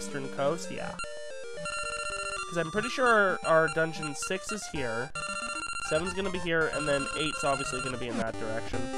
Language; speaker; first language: English; native; English